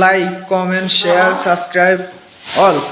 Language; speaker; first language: English; non-native, learner; Bangla